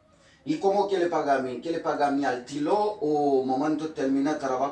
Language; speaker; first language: Spanish; non-native, learner; Haitian Creole